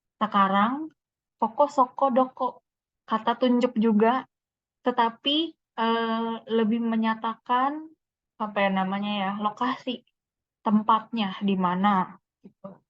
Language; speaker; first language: Indonesian; native; Indonesian